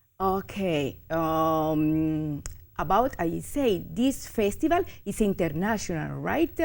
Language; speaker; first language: English; non-native, learner; Spanish